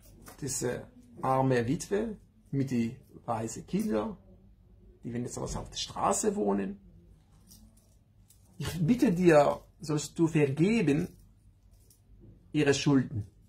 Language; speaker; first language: German; non-native, learner; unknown